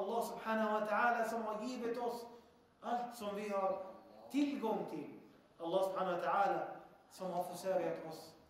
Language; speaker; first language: Swedish; early bilingual, other home language; Arabic